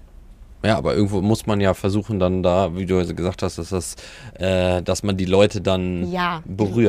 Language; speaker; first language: German; native; German